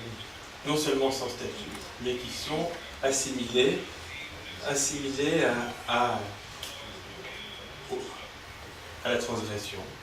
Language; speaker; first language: French; native; French